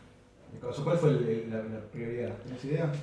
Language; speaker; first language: Spanish; native; Spanish